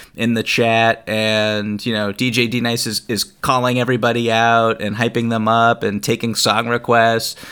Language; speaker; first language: English; native; English